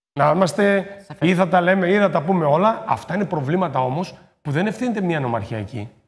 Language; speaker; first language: Greek; native; Greek